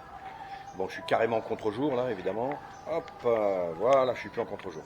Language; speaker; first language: French; native; French